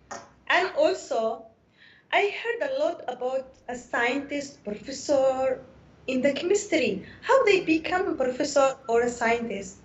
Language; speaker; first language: English; non-native, learner; Arabic